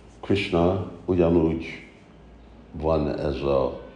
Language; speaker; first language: Hungarian; early bilingual, heritage; Hungarian